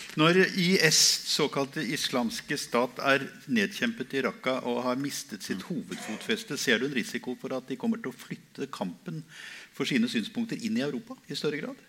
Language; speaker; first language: Norwegian; native; Norwegian